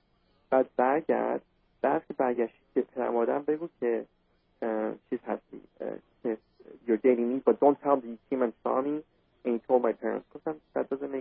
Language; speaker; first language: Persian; early bilingual, heritage; Persian